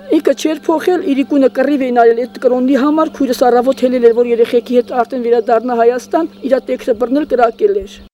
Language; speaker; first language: Armenian; non-native, local second language; Kurdish